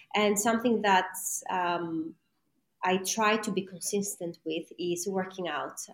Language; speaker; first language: English; non-native, fluent; Greek